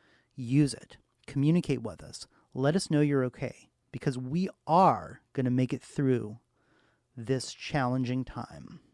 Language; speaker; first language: English; native; English